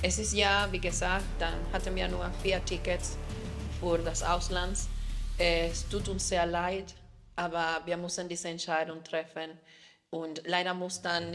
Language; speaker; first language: German; non-native, fluent; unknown